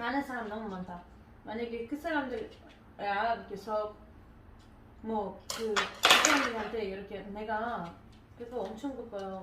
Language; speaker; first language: Korean; non-native, learner; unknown